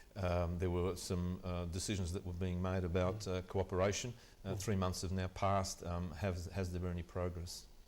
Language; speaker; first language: English; early bilingual, other home language; Ukrainian